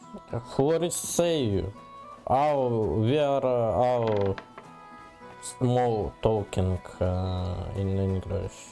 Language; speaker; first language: English; non-native, learner; Russian